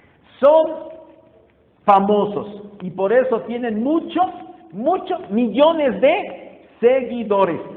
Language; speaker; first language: Spanish; native; Spanish